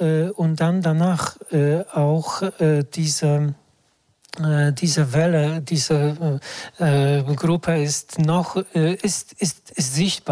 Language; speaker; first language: German; non-native, fluent; Polish